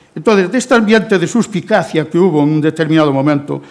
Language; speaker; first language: Spanish; non-native, local second language; Galician